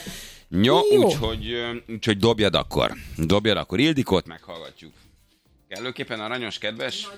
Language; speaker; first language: Hungarian; native; Hungarian